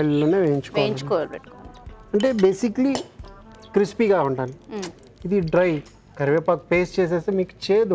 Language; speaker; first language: Telugu; native; Telugu